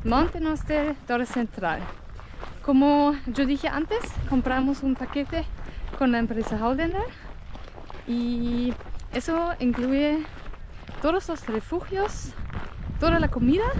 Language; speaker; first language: Spanish; non-native, learner; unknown